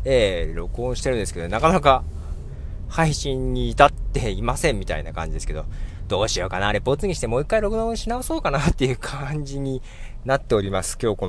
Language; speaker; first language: Japanese; native; Japanese